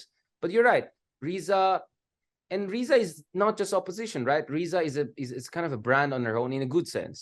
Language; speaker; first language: English; non-native, local second language; Filipino